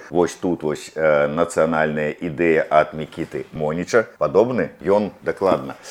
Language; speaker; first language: Belarusian; native; Belarusian